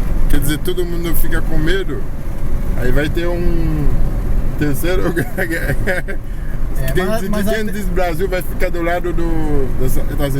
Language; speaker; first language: Portuguese; non-native, fluent; Haitian Creole